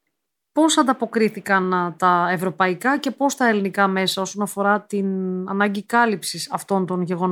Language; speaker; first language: Greek; native; Greek